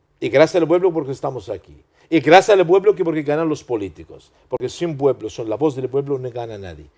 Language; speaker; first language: Spanish; non-native, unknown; Arabic